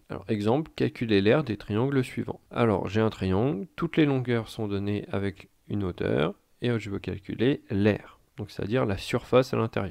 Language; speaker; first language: French; native; French